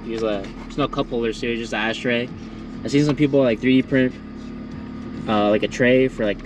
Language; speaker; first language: English; native; English